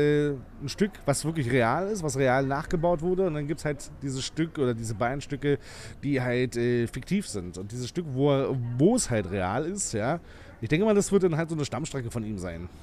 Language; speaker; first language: German; native; German